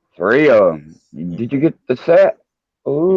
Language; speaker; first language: English; native; English